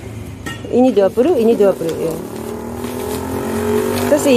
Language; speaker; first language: Indonesian; non-native, learner; Japanese